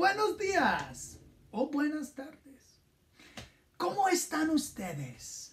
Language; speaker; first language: Spanish; non-native, fluent; English